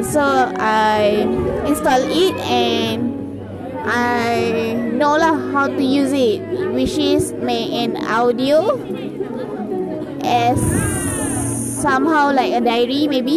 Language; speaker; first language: English; non-native, local second language; Malay